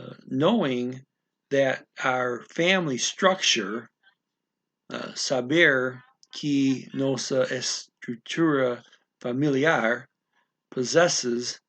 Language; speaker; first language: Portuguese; non-native, learner; English